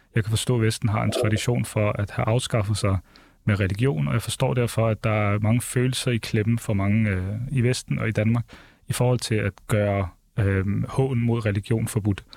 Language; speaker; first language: Danish; early bilingual, other home language; Arabic